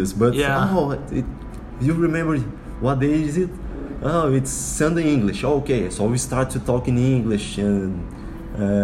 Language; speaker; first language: English; non-native, learner; Portuguese